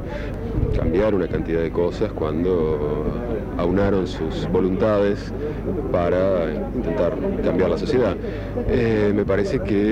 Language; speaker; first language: Spanish; native; Spanish